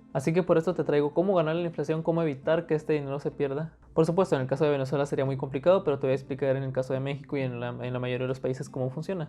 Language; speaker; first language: Spanish; native; Spanish